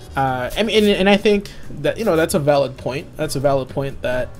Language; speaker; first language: English; native; English